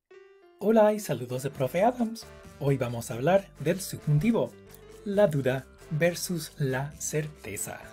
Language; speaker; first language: Spanish; non-native, fluent; English